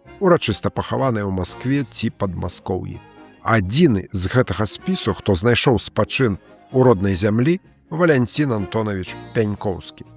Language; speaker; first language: Belarusian; native; Belarusian